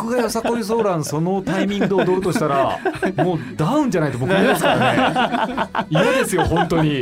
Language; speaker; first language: Japanese; native; Japanese